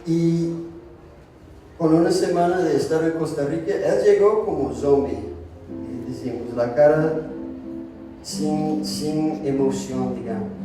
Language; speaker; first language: Spanish; non-native, fluent; English